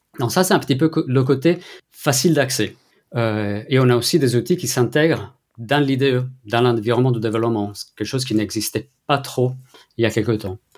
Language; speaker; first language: French; non-native, fluent; Italian